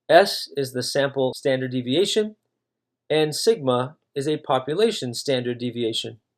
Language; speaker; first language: English; native; English